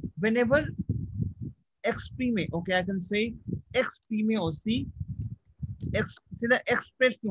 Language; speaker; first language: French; non-native, fluent; Hindi